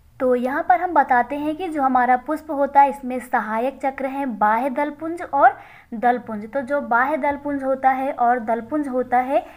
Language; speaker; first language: Hindi; native; Hindi